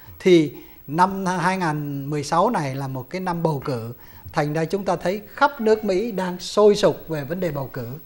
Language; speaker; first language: Vietnamese; native; Vietnamese